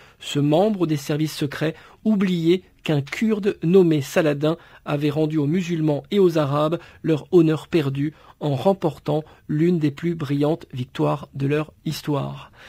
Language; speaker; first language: French; native; French